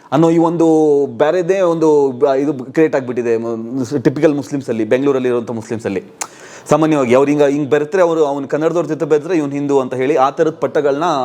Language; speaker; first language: Kannada; non-native, local second language; Urdu